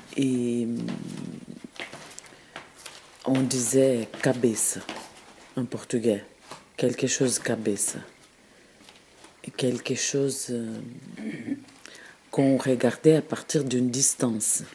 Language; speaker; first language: French; non-native, fluent; Portuguese